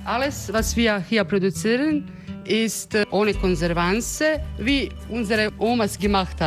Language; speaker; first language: German; non-native, fluent; Croatian